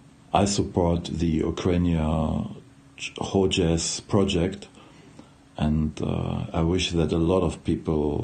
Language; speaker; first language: English; non-native, fluent; German